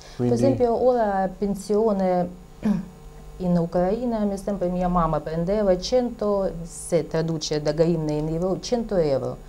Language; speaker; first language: Italian; non-native, learner; Ukrainian